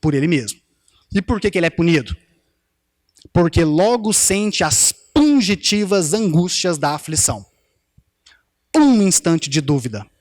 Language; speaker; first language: Portuguese; native; Portuguese